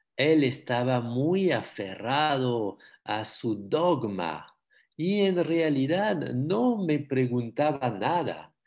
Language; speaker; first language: Spanish; non-native, fluent; French